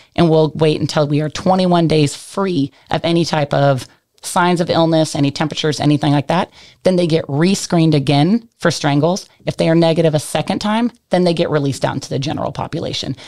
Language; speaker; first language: English; native; English